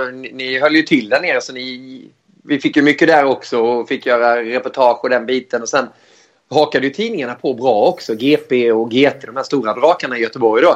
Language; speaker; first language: Swedish; native; Swedish